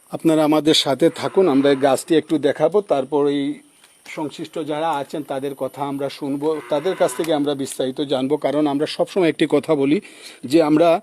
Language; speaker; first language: Bangla; native; Bangla